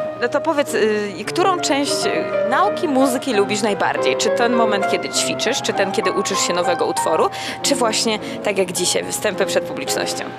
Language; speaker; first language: Polish; native; Polish